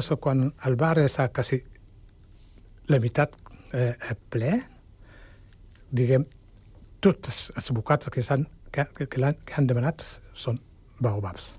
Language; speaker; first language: Catalan; non-native, fluent; Wolof